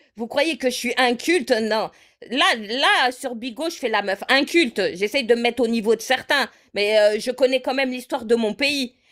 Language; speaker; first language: French; early bilingual, other home language; Portuguese